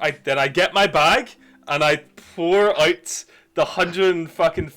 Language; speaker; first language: English; native; English